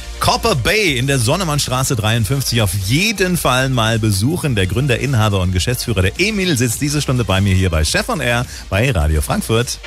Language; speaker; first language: German; native; German